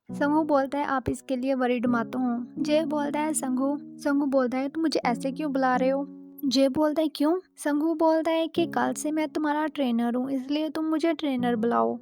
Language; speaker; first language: Hindi; native; Hindi